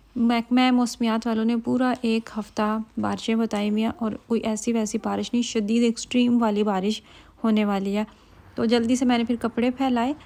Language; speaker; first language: Urdu; native; Urdu